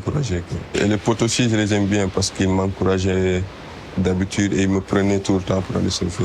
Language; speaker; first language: French; non-native, local second language; Wolof